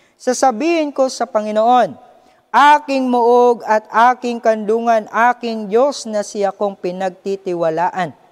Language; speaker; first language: Filipino; native; Filipino